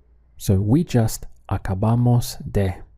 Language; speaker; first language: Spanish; non-native, fluent; English